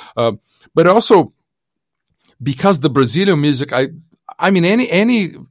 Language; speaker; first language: English; non-native, fluent; Portuguese